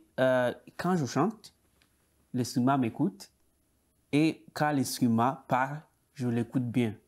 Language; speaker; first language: French; non-native, local second language; Kinyarwanda